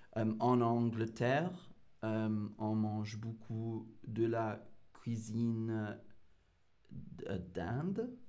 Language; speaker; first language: French; non-native, learner; English